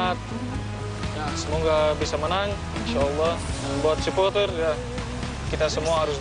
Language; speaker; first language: Indonesian; non-native, learner; Dutch